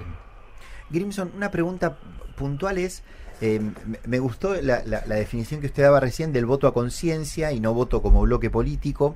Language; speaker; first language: Spanish; native; Spanish